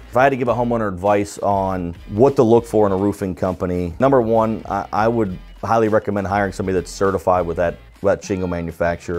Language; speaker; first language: English; native; English